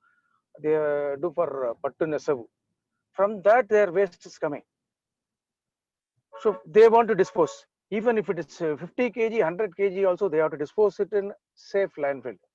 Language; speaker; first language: English; non-native, local second language; Tamil